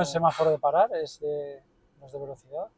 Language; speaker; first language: Spanish; native; Spanish